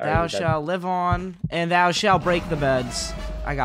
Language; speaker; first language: English; native; English